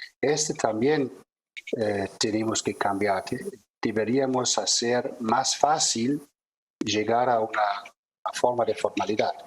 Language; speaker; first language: Spanish; non-native, fluent; German